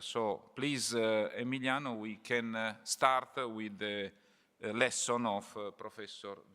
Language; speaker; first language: English; non-native, fluent; Italian